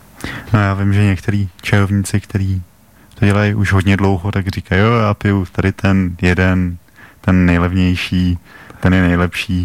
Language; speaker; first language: Czech; native; Czech